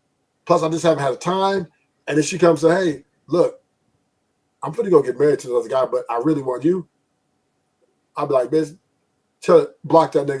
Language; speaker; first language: English; native; English